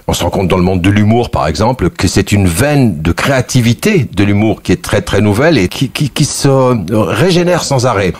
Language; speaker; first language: French; early bilingual, other home language; Kabyle